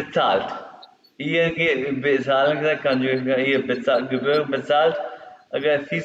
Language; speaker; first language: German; non-native, fluent; Urdu